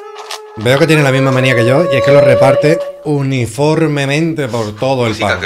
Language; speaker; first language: Spanish; native; Spanish